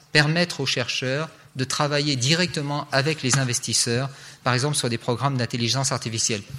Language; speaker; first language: French; native; French